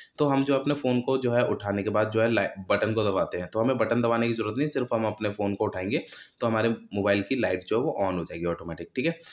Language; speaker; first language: Hindi; native; Hindi